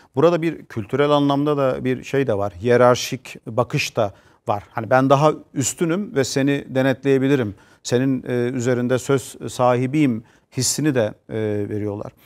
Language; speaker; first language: Turkish; native; Turkish